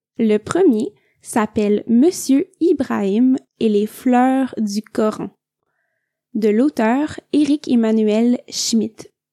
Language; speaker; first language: French; native; French